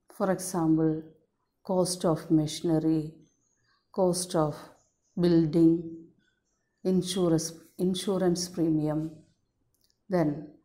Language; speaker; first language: English; non-native, local second language; Malayalam